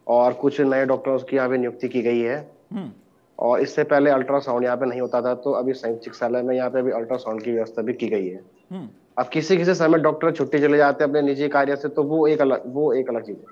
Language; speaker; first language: Hindi; native; Hindi